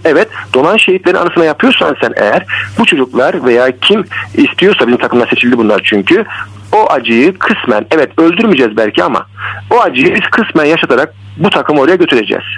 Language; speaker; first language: Turkish; native; Turkish